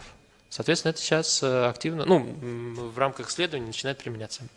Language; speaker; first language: Russian; native; Russian